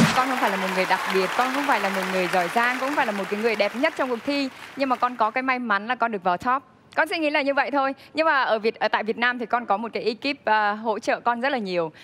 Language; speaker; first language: Vietnamese; non-native, local second language; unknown